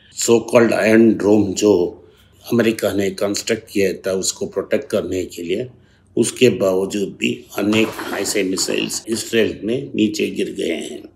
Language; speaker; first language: Hindi; non-native, local second language; Tamil